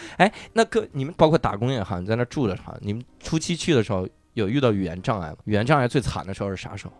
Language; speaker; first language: Chinese; native; Chinese